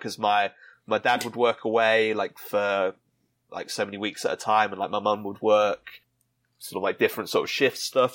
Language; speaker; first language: English; native; English